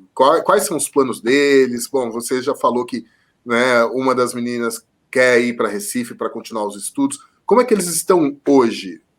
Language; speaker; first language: Portuguese; native; Portuguese